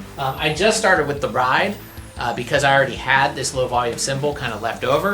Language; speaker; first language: English; native; English